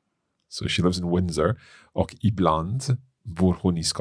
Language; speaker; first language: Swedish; non-native, learner; English